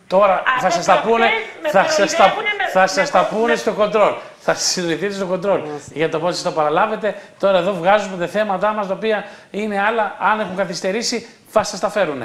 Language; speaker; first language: Greek; native; Greek